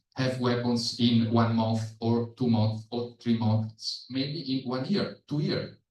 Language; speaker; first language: English; non-native, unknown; Italian